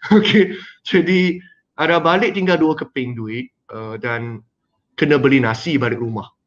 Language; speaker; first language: Malay; non-native, local second language; Chinese